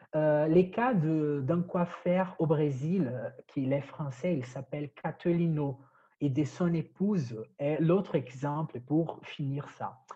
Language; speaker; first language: French; non-native, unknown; Portuguese